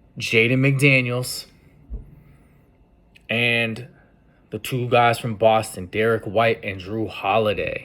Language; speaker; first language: English; native; English